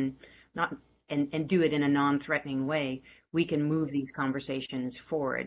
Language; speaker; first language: English; native; English